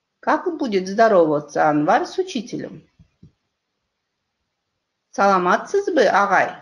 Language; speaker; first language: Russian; non-native, local second language; Kyrgyz